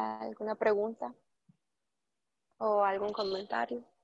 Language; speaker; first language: Spanish; native; Spanish